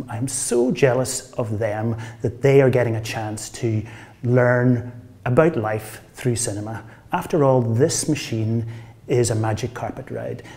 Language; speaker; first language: English; native; English